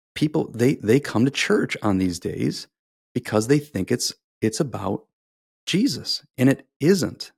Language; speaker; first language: English; native; English